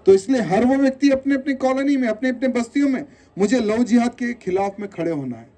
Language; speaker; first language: Hindi; non-native, local second language; Telugu